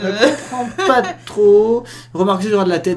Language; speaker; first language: French; native; French